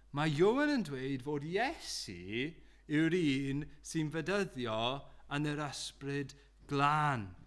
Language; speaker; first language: Welsh; non-native, local second language; English